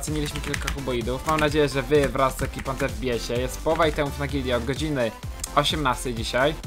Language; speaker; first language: Polish; native; Polish